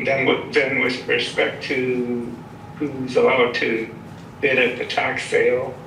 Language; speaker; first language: English; native; English